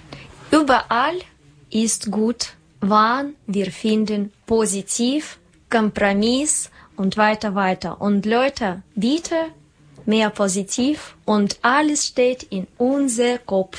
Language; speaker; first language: German; non-native, learner; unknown